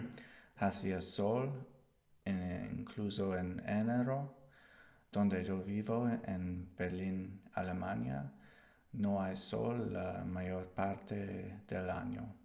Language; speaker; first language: Spanish; non-native, learner; English